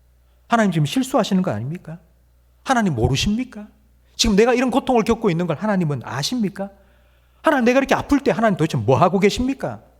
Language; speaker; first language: Korean; native; Korean